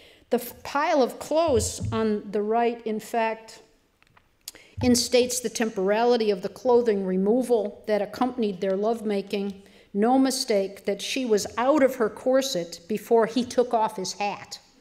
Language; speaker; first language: English; native; English